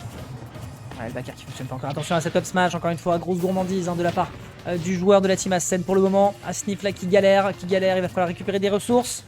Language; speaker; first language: French; native; French